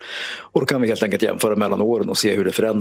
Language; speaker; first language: Swedish; native; Swedish